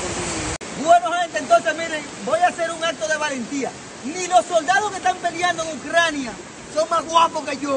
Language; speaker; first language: Spanish; native; Spanish